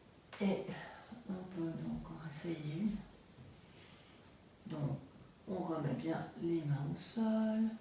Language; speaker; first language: French; native; French